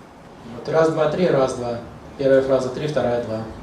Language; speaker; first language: Russian; native; Russian